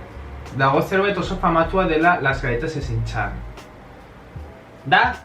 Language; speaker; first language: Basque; non-native, local second language; Spanish